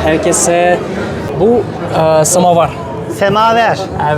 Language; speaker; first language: Turkish; non-native, fluent; Russian